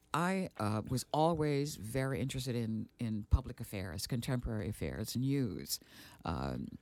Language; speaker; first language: English; early bilingual, other home language; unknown